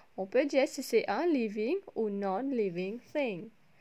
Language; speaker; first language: French; non-native, local second language; Morisyen